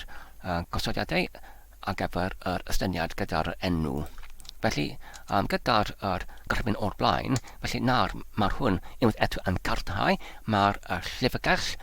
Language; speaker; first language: Welsh; non-native, learner; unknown